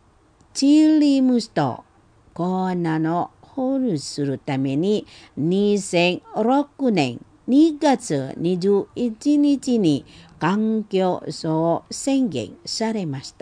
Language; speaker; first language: Japanese; non-native, fluent; Indonesian